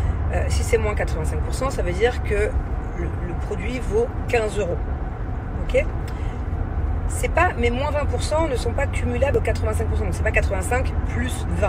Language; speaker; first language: French; native; French